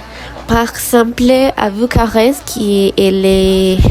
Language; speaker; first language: French; non-native, learner; Spanish